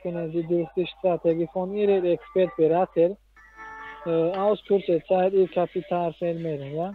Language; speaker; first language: German; non-native, learner; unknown